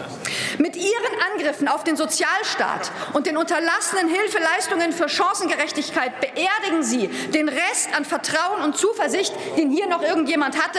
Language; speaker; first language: German; early bilingual, other home language; Turkish